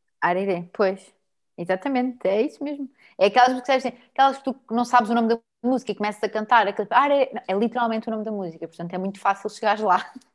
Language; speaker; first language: Portuguese; native; Portuguese